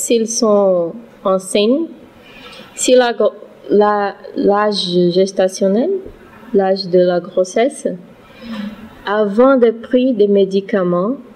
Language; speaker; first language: French; non-native, learner; Portuguese